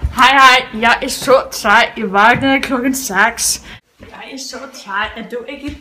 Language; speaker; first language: Danish; non-native, learner; Icelandic